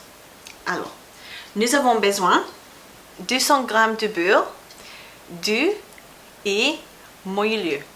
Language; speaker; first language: French; non-native, learner; English